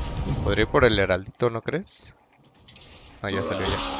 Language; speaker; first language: Spanish; native; Spanish